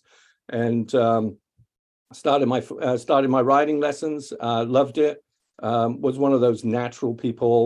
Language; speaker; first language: English; native; English